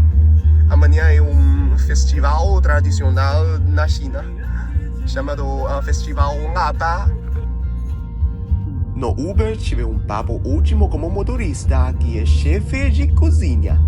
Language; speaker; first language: Portuguese; non-native, learner; Chinese